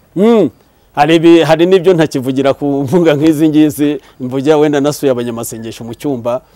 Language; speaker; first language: Kinyarwanda; early bilingual, heritage; Kinyarwanda